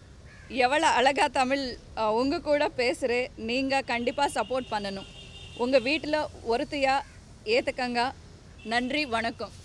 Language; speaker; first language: Tamil; non-native, learner; Telugu